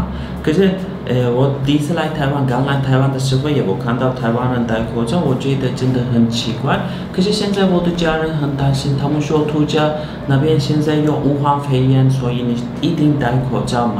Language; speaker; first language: Chinese; non-native, learner; Turkish